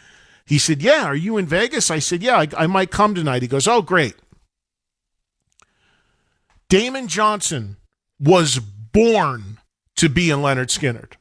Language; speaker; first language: English; native; English